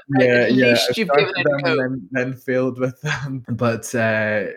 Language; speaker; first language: English; native; English